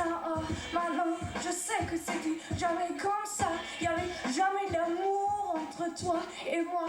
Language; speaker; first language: French; non-native, learner; English